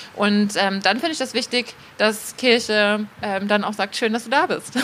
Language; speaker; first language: German; native; German